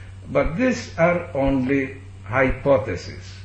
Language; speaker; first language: English; non-native, fluent; Italian